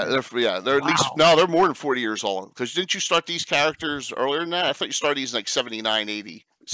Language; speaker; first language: English; native; English